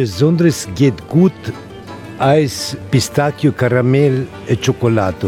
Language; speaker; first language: German; non-native, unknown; Italian